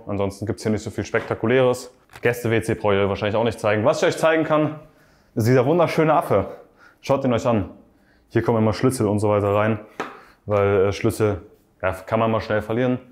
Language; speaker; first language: German; native; German